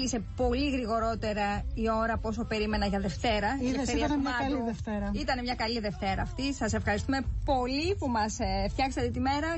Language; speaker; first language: Greek; native; Greek